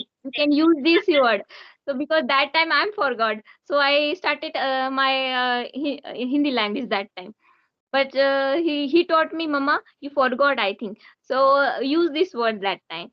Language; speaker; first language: English; non-native, learner; Hindi